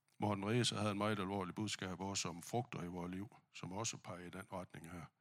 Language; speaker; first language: Danish; non-native, fluent; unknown